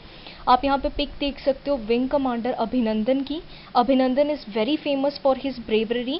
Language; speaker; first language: Hindi; native; Hindi